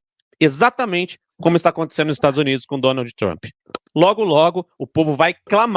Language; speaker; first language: Portuguese; native; Portuguese